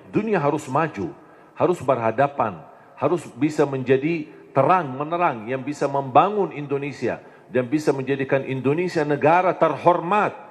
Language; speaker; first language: Indonesian; non-native, fluent; Arabic